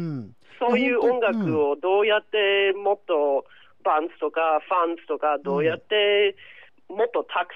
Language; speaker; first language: Japanese; non-native, fluent; English